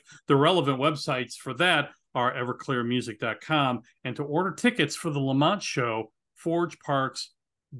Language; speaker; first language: English; native; English